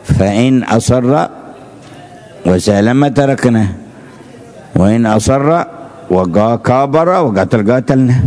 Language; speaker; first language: Arabic; native; Arabic